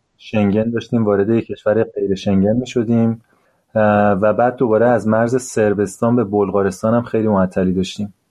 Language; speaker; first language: Persian; native; Persian